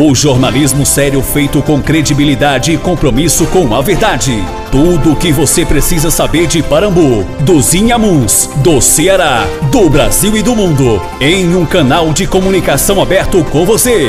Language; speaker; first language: Portuguese; native; Portuguese